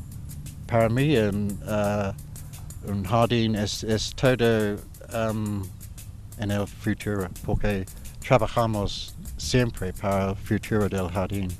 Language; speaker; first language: Spanish; non-native, learner; English